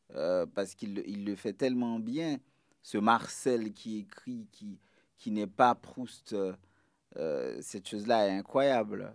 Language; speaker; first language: French; non-native, local second language; Haitian Creole